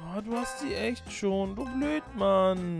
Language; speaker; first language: German; native; German